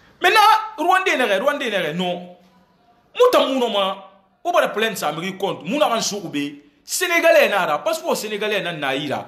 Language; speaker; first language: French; non-native, local second language; Susu